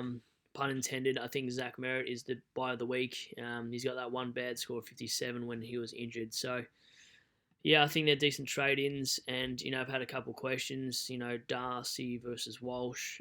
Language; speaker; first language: English; native; English